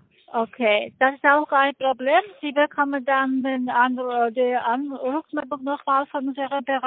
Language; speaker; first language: German; non-native, learner; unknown